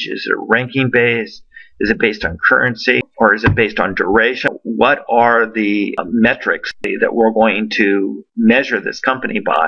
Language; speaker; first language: English; native; English